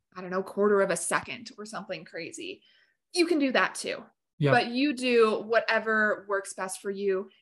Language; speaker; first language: English; native; English